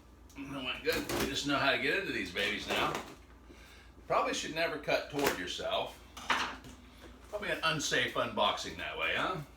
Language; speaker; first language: English; native; English